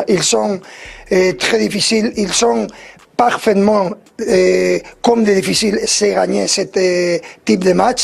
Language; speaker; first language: French; non-native, learner; Spanish